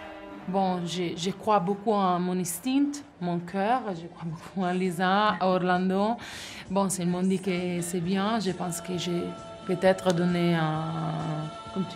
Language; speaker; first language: French; non-native, fluent; Italian